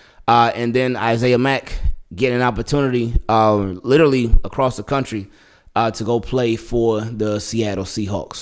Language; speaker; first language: English; native; English